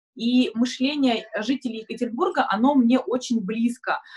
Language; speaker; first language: Russian; native; Russian